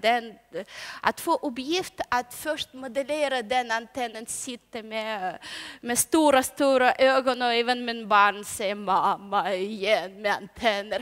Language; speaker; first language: Swedish; non-native, learner; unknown